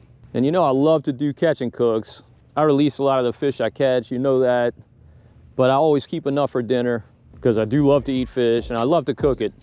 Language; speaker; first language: English; native; English